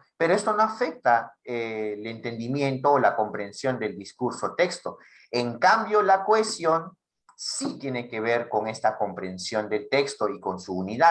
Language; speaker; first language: Spanish; native; Spanish